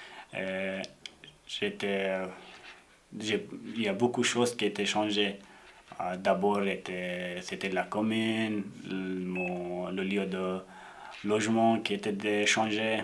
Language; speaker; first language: French; non-native, learner; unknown